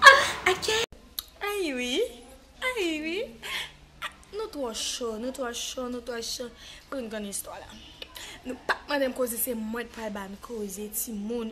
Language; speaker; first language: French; non-native, learner; Haitian Creole